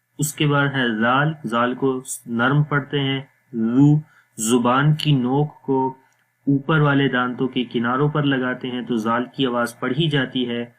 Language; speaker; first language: Urdu; non-native, local second language; Punjabi